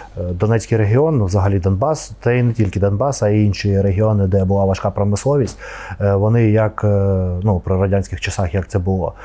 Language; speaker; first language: Ukrainian; non-native, local second language; Russian